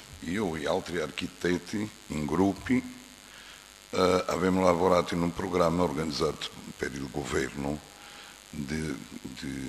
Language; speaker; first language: Italian; non-native, fluent; Portuguese